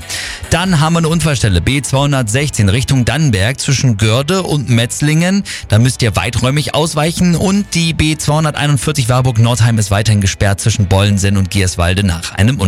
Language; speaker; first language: German; native; German